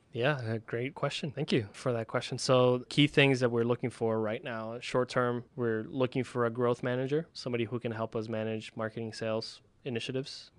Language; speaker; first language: English; early bilingual, other home language; Spanish